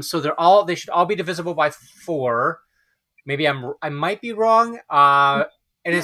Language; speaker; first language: English; native; English